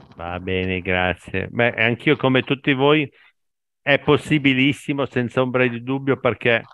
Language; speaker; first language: Italian; native; Italian